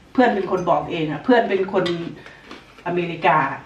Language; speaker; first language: Thai; native; Thai